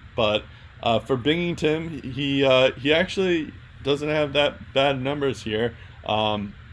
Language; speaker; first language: English; native; English